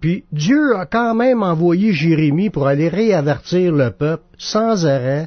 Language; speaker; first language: French; native; French